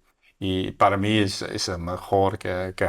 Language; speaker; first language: Spanish; non-native, learner; Dutch